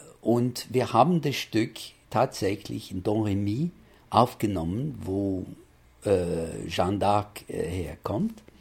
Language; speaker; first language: German; non-native, fluent; English